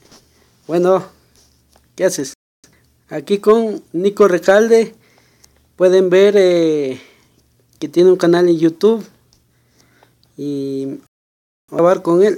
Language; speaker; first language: Spanish; native; Spanish